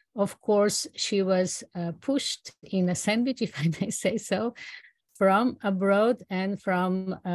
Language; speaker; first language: English; non-native, fluent; Slovenian